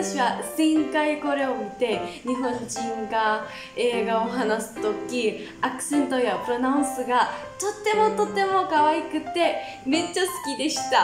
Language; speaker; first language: Japanese; non-native, learner; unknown